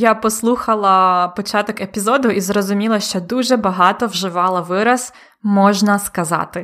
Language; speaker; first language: Ukrainian; native; Ukrainian